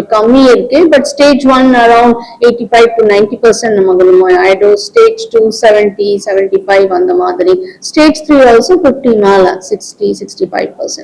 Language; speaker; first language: Tamil; non-native, local second language; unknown